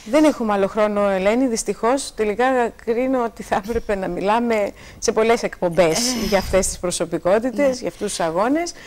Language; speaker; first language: Greek; native; Greek